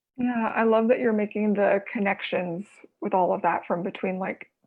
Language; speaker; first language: English; native; English